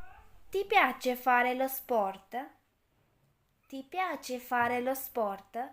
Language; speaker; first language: Italian; non-native, fluent; Urdu